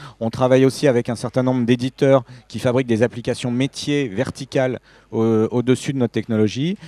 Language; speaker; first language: French; native; French